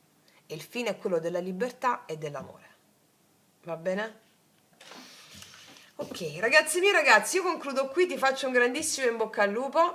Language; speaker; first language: Italian; native; Italian